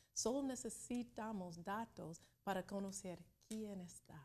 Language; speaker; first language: Spanish; non-native, learner; English